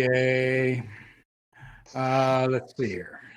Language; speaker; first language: English; native; English